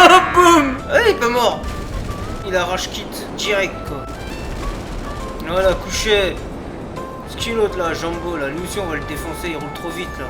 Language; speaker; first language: French; native; French